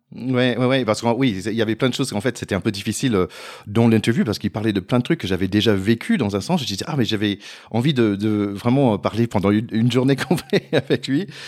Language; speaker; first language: French; non-native, fluent; English